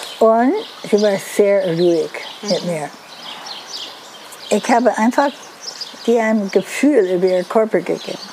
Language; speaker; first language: German; non-native, learner; Dutch